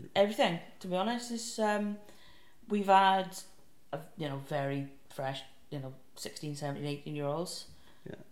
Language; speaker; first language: English; native; English